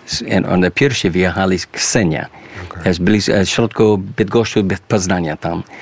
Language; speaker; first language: Polish; early bilingual, heritage; English